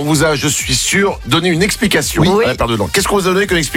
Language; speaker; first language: French; native; French